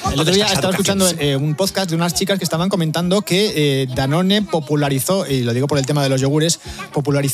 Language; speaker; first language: Spanish; native; Spanish